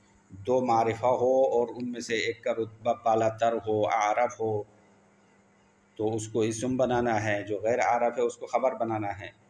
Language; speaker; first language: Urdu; non-native, local second language; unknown